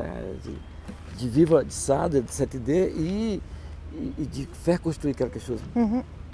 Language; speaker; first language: French; non-native, learner; Portuguese